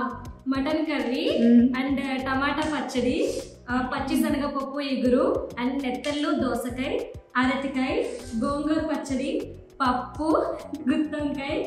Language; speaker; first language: Telugu; native; Telugu